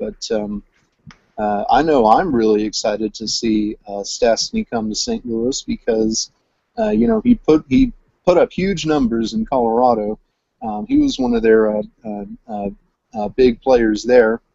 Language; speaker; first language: English; native; English